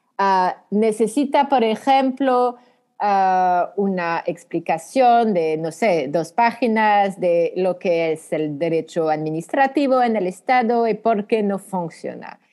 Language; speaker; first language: Spanish; non-native, fluent; French